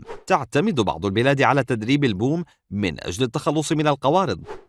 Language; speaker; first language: Arabic; native; Arabic